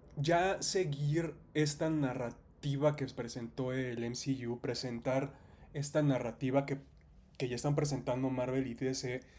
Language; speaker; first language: Spanish; native; Spanish